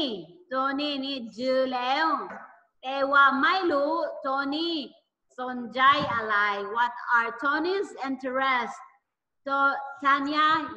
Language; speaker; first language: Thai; non-native, learner; Filipino